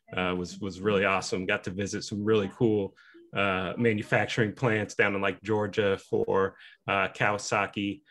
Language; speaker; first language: English; native; English